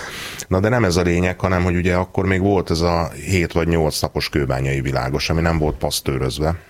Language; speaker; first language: Hungarian; native; Hungarian